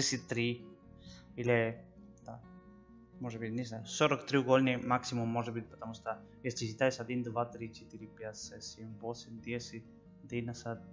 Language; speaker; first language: Russian; non-native, learner; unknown